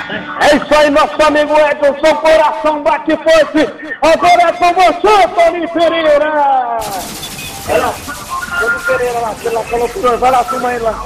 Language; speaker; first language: Portuguese; native; Portuguese